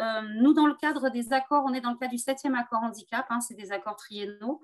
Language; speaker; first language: French; native; French